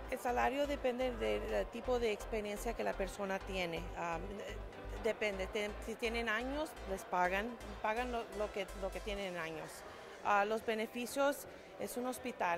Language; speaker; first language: Spanish; early bilingual, heritage; Spanish